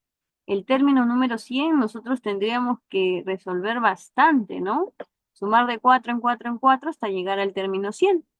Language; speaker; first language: Spanish; native; Spanish